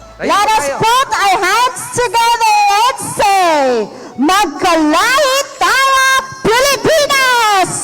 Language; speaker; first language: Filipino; non-native, local second language; Bikol